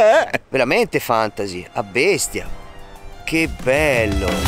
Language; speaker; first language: Italian; native; Italian